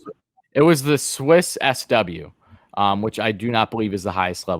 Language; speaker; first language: English; native; English